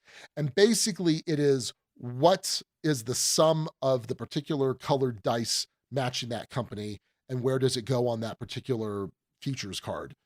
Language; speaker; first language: English; native; English